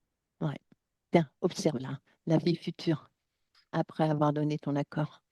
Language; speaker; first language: French; native; French